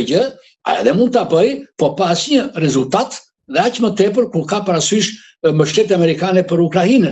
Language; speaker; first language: Albanian; native; Albanian